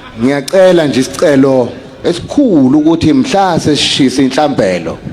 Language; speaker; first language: Zulu; native; Zulu